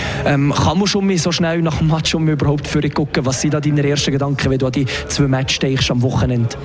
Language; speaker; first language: German; native; German